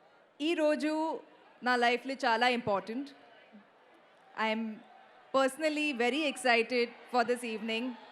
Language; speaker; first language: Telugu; non-native, learner; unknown